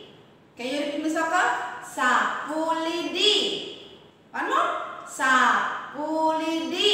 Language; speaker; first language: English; non-native, learner; Indonesian